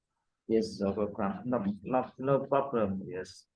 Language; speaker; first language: English; non-native, learner; Vietnamese